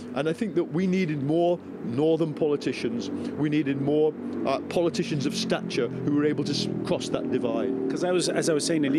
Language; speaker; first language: English; native; English